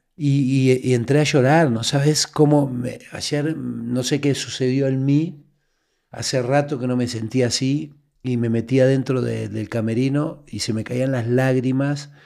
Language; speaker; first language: Spanish; native; Spanish